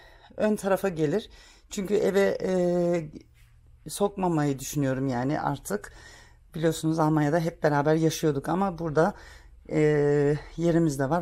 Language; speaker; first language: Turkish; early bilingual, heritage; Turkish